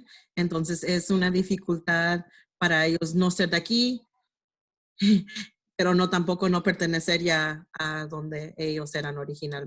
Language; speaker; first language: Spanish; early bilingual, heritage; Spanish